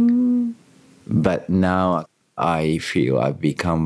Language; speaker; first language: English; non-native, fluent; Japanese